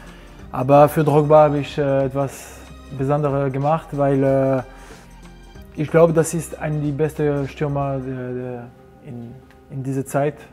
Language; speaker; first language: German; non-native, learner; French